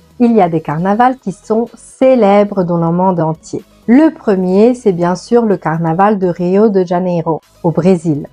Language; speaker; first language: French; non-native, fluent; Italian